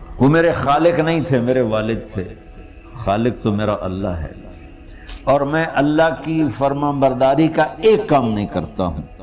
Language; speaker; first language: Urdu; non-native, local second language; Punjabi